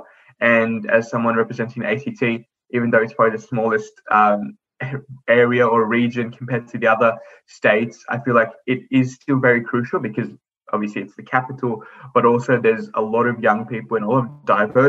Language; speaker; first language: English; native; English